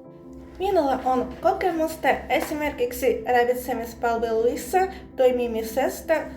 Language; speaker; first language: Finnish; non-native, learner; Ukrainian